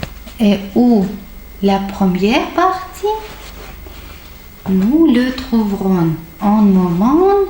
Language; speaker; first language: French; non-native, fluent; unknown